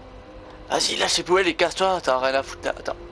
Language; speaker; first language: French; native; French